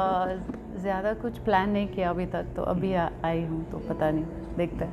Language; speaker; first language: Hindi; non-native, local second language; French